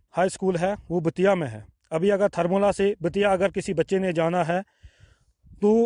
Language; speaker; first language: Hindi; native; Hindi